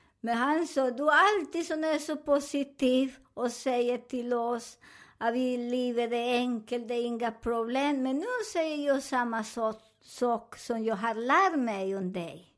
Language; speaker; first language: Swedish; non-native, learner; Spanish